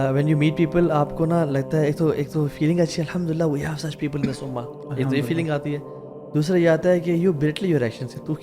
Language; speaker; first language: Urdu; native; Urdu